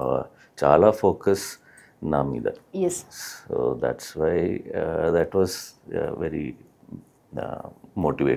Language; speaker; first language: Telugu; non-native, learner; Malayalam